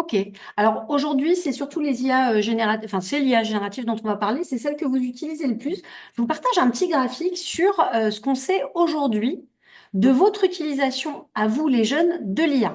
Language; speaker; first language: French; native; French